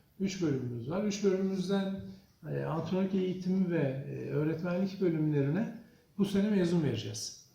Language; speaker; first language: Turkish; early bilingual, other home language; Azerbaijani